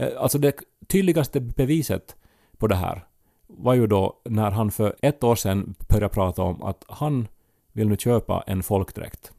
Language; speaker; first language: Swedish; native; Swedish